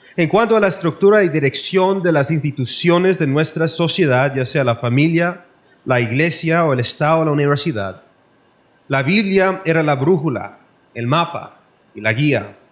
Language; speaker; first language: Spanish; non-native, learner; English